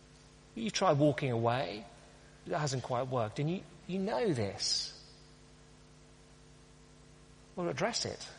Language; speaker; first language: English; native; English